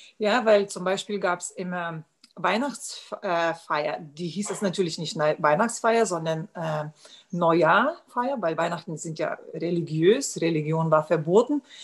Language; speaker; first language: German; non-native, fluent; Lithuanian